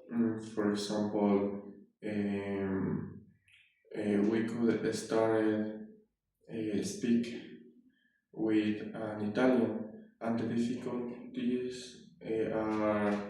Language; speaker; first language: English; non-native, learner; Spanish